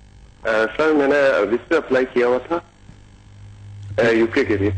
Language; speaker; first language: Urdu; non-native, local second language; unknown